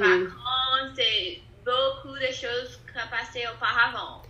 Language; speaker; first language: French; non-native, learner; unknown